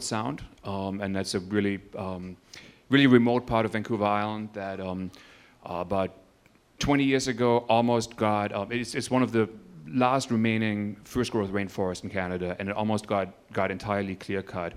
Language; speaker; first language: English; native; English